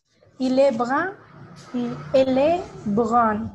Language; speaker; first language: French; non-native, learner; Spanish